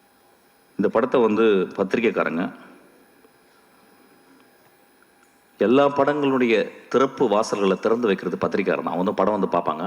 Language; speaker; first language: Tamil; native; Tamil